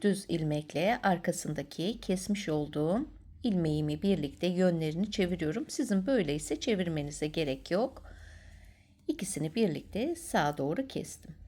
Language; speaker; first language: Turkish; native; Turkish